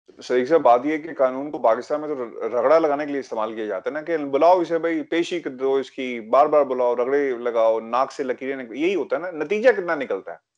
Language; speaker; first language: Urdu; non-native, local second language; Punjabi